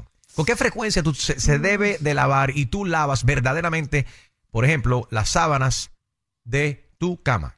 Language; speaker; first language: Spanish; native; Spanish